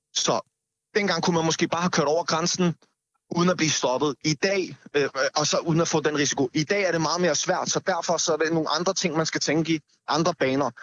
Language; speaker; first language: Danish; native; Danish